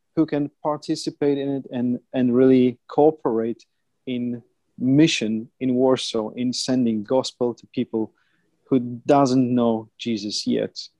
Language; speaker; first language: English; non-native, fluent; Polish